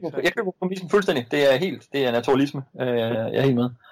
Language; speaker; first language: Danish; native; Danish